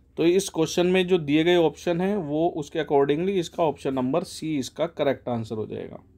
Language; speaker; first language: Hindi; native; Hindi